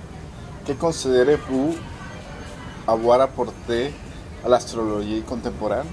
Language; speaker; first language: French; non-native, learner; Spanish